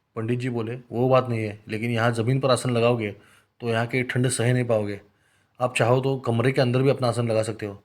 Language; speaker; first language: Hindi; non-native, local second language; Marathi